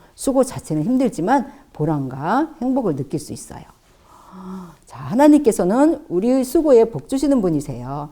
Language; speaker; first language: Korean; native; Korean